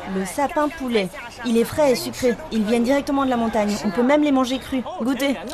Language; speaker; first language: French; non-native, fluent; Ukrainian